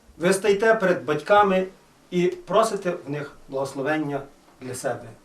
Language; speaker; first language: Ukrainian; native; Ukrainian